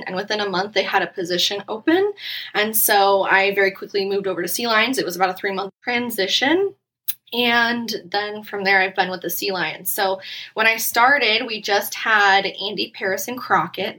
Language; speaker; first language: English; native; English